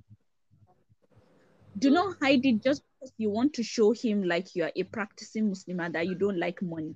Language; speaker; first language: English; non-native, local second language; Hausa